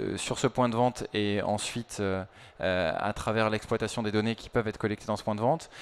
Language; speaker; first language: French; native; French